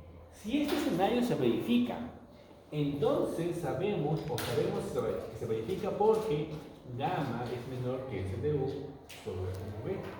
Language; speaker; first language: Spanish; native; Spanish